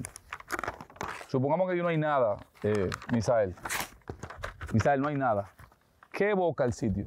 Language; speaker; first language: Spanish; native; Spanish